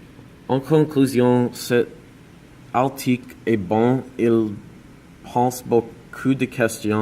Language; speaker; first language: French; non-native, learner; English